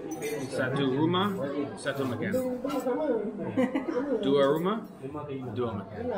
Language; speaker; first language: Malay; non-native, learner; English